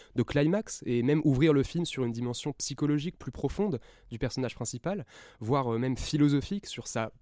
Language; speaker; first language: French; native; French